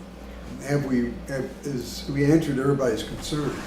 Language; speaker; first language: English; native; English